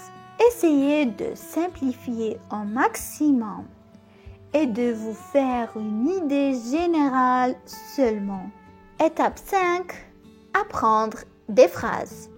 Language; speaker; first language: French; non-native, local second language; Arabic